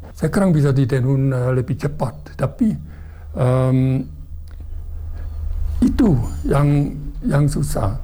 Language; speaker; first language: Indonesian; non-native, fluent; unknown